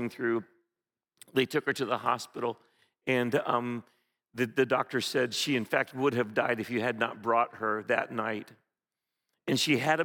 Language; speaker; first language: English; native; English